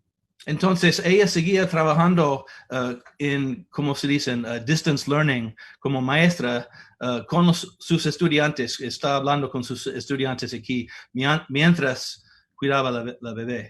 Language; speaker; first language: Spanish; non-native, fluent; English